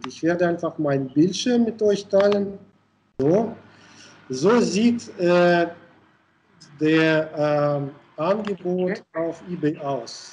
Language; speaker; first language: German; non-native, fluent; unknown